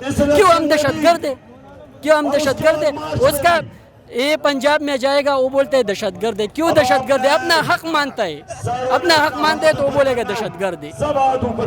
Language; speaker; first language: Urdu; non-native, local second language; Pashto